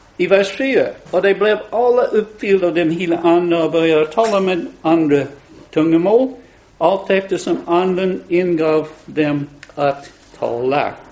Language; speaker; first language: Swedish; non-native, fluent; English